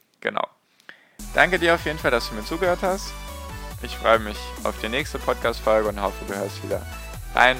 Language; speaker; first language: German; native; German